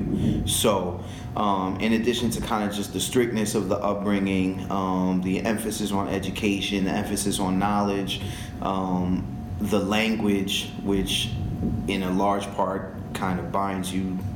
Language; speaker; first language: English; early bilingual, other home language; French